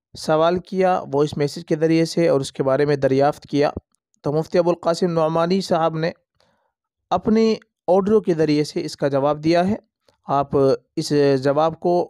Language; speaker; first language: Urdu; native; Urdu